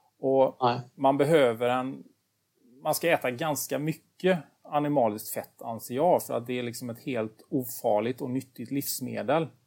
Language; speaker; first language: Swedish; native; Swedish